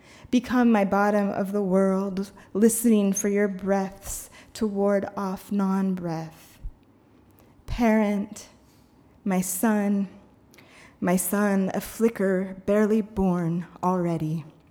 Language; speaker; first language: English; native; English